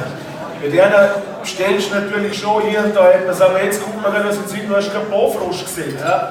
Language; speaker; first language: German; native; German